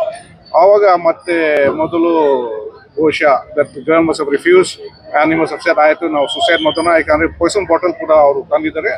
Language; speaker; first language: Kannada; non-native, fluent; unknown